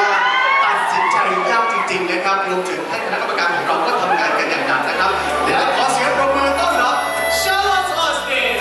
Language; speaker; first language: Thai; native; Thai